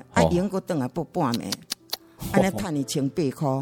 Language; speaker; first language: Min Nan Chinese; native; Min Nan Chinese